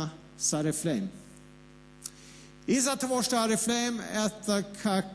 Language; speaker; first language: Russian; non-native, fluent; Swedish